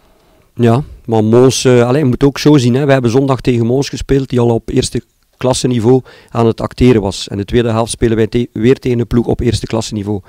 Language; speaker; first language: Dutch; native; Dutch